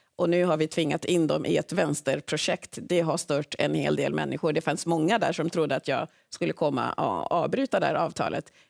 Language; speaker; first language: Swedish; early bilingual, other home language; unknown